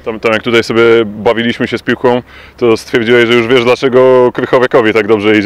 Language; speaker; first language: Polish; native; Polish